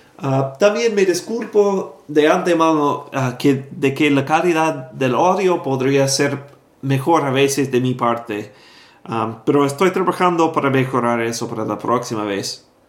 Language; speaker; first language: Spanish; non-native, fluent; English